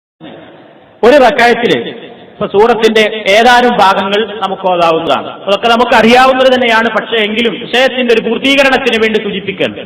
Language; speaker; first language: Malayalam; native; Malayalam